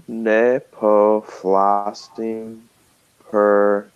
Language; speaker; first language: Albanian; non-native, learner; English